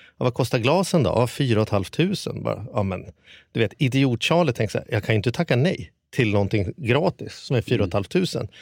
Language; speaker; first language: Swedish; native; Swedish